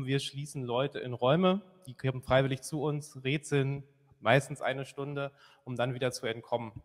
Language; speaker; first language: German; native; German